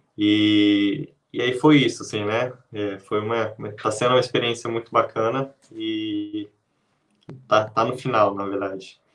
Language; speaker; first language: Portuguese; native; Portuguese